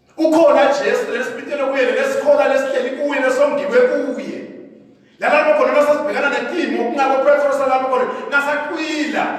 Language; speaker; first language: Zulu; non-native, local second language; Swati